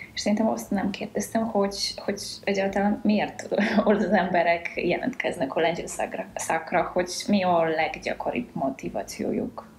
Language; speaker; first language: Hungarian; non-native, fluent; Polish